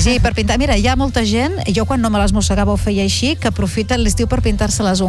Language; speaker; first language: Catalan; native; Catalan